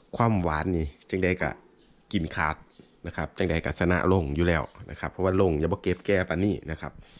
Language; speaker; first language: Thai; native; Thai